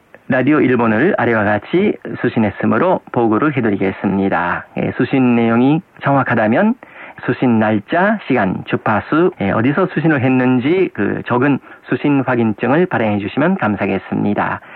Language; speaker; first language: Korean; non-native, fluent; Japanese